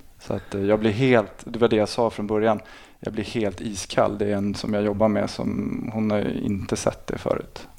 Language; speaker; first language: Swedish; native; Swedish